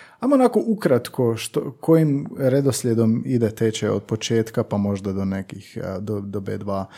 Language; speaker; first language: Croatian; native; Croatian